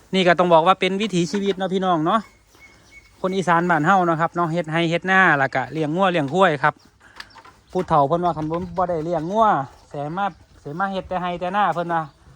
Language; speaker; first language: Thai; native; Thai